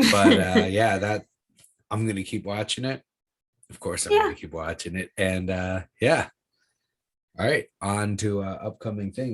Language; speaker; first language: English; native; English